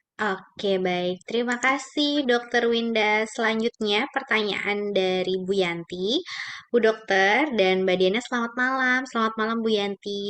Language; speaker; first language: Indonesian; native; Indonesian